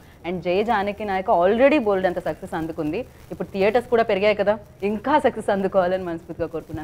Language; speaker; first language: Telugu; native; Telugu